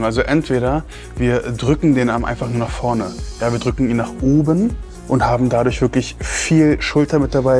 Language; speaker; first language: German; native; German